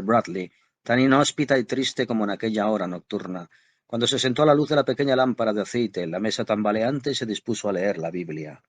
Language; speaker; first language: Spanish; native; Spanish